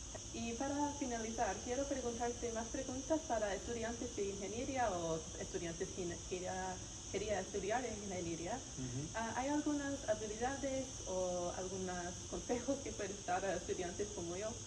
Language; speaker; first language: Spanish; non-native, learner; English